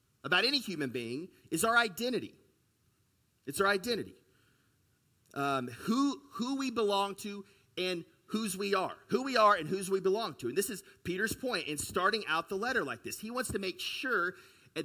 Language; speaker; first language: English; native; English